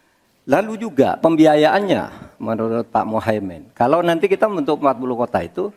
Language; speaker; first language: Indonesian; native; Indonesian